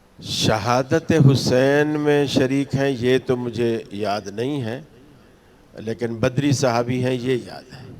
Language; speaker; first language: Urdu; non-native, local second language; Punjabi